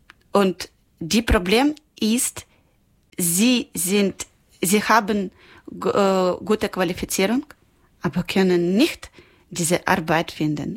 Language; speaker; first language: German; non-native, learner; Ukrainian